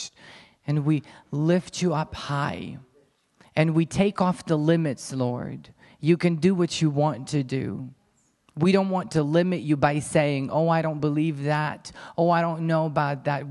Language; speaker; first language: English; non-native, fluent; Ukrainian